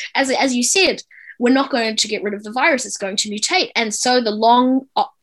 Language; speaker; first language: English; native; English